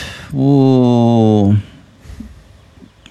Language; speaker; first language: English; non-native, fluent; Spanish